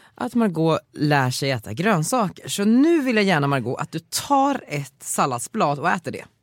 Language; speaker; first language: Swedish; native; Swedish